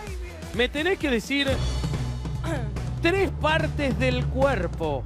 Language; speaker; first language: Spanish; native; Spanish